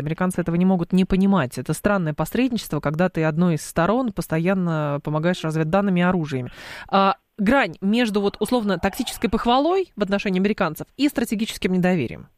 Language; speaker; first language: Russian; native; Russian